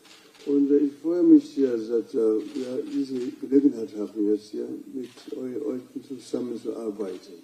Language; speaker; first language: German; non-native, fluent; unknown